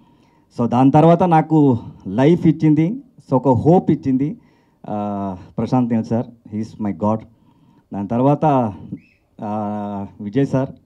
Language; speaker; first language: Telugu; non-native, learner; Kannada